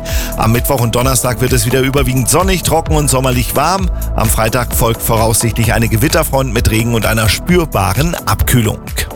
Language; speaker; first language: German; native; German